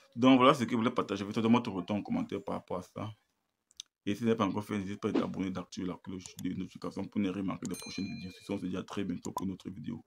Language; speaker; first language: French; native; French